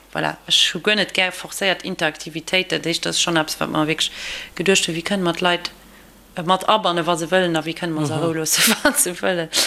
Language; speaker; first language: Luxembourgish; native; Luxembourgish